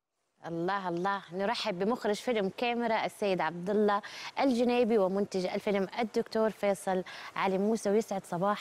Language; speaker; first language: Arabic; native; Arabic